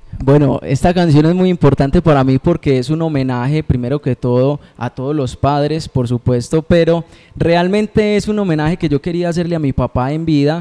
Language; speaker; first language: Spanish; native; Spanish